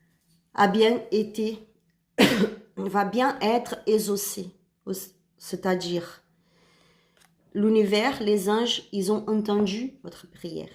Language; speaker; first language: French; non-native, learner; Spanish